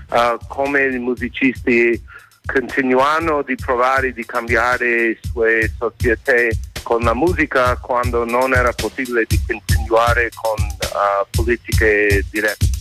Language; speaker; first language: Italian; non-native, fluent; English